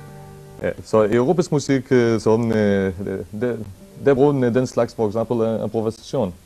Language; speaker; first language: Danish; non-native, learner; Arabic